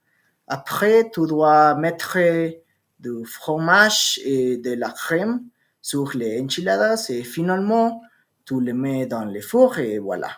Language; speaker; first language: French; non-native, learner; Spanish